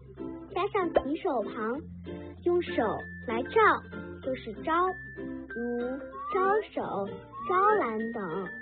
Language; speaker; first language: Chinese; native; Chinese